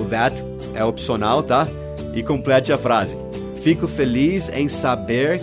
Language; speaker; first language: Portuguese; non-native, fluent; English